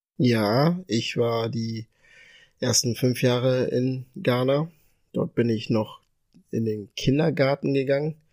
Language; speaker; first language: German; early bilingual, other home language; Ga